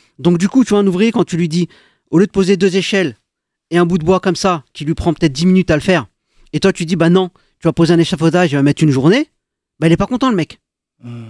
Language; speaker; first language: French; early bilingual, other home language; Arabic